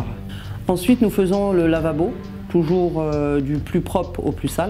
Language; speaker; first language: French; native; French